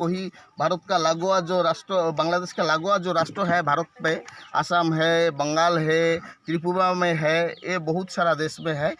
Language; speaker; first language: Hindi; non-native, local second language; Bangla